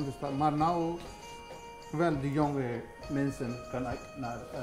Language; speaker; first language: Dutch; non-native, learner; Punjabi